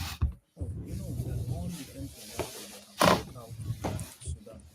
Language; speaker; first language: English; non-native, fluent; Arabic